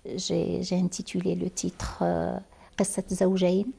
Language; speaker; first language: French; non-native, local second language; Arabic